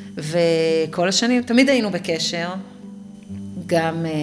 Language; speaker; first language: Hebrew; native; Hebrew